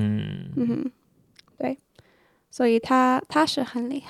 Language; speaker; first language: Chinese; non-native, learner; English